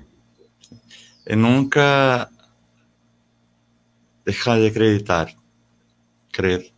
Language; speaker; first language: Spanish; non-native, learner; Portuguese